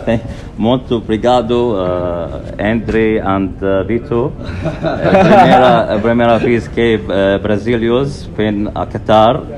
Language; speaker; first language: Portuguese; non-native, learner; Arabic